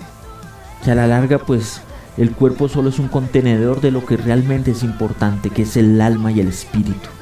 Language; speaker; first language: Spanish; native; Spanish